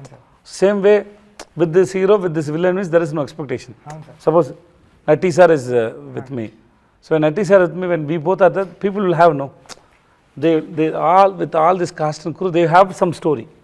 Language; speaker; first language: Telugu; non-native, learner; Tamil